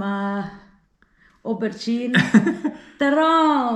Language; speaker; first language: Indonesian; early bilingual, heritage; Indonesian